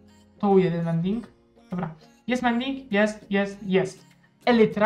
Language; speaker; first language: Polish; native; Polish